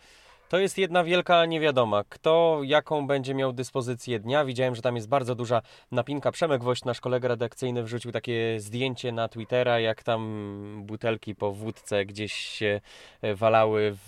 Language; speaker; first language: Polish; native; Polish